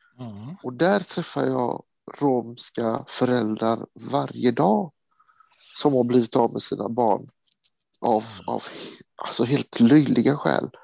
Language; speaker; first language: Swedish; early bilingual, other home language; Romany